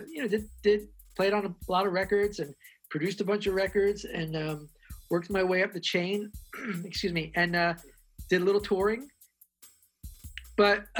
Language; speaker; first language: English; native; English